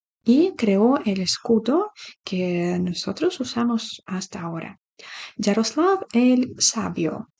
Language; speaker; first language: Spanish; non-native, fluent; Ukrainian